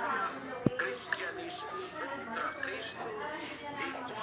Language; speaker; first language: Spanish; non-native, learner; Portuguese